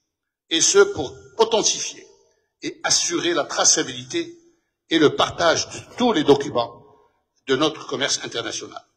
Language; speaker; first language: French; non-native, local second language; Arabic